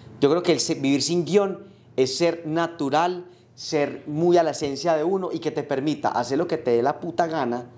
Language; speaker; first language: Spanish; native; Spanish